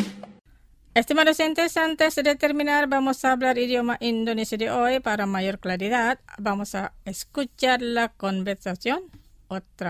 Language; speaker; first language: Spanish; non-native, fluent; Indonesian